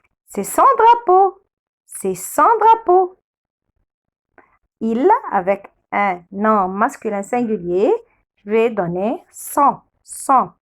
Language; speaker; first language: French; non-native, fluent; Arabic